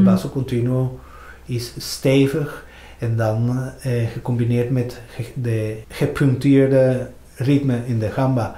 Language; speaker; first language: Dutch; non-native, fluent; Spanish